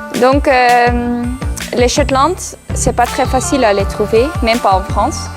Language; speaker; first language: French; non-native, local second language; Dutch